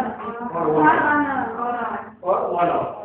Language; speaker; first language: English; non-native, learner; Bangla